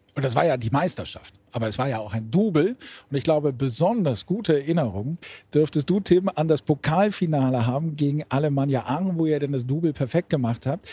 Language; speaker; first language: German; native; German